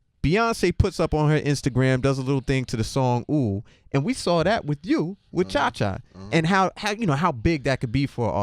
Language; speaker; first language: English; native; English